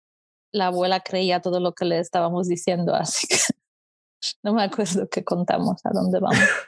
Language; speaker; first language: Spanish; non-native, fluent; Polish